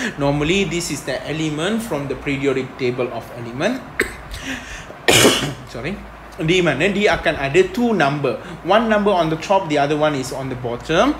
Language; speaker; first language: English; non-native, local second language; Malay